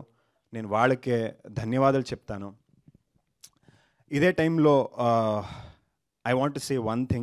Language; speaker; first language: Telugu; non-native, learner; Kannada